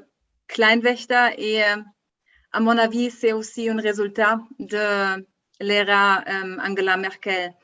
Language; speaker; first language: French; non-native, learner; German